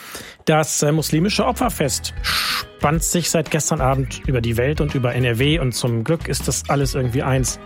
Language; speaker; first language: German; native; German